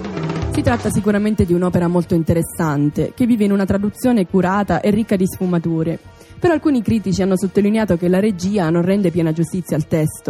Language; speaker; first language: Italian; native; Italian